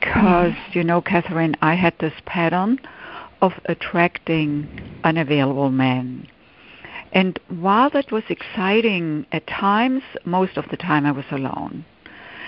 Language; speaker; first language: English; non-native, fluent; German